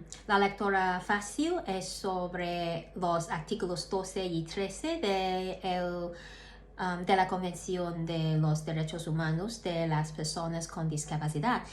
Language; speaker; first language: Spanish; non-native, learner; Cantonese